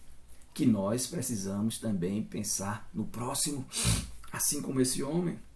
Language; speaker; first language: Portuguese; native; Portuguese